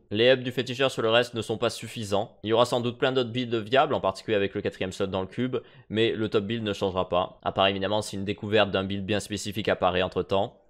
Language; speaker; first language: French; native; French